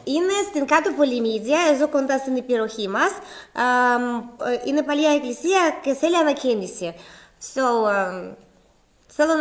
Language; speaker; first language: Greek; non-native, learner; Russian